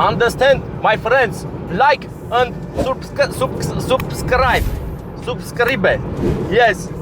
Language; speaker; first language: English; non-native, learner; Armenian